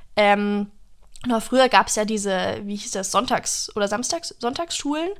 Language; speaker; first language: German; non-native, fluent; English